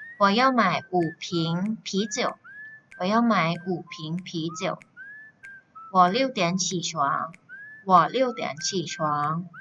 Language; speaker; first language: Chinese; non-native, fluent; Thai